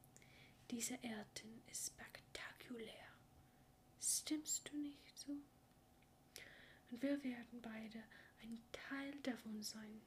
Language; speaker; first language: German; non-native, learner; English